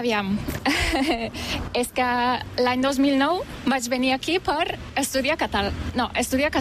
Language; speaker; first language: Catalan; non-native, fluent; Turkish